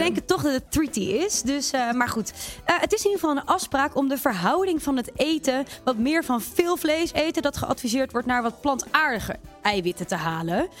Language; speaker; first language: Dutch; native; Dutch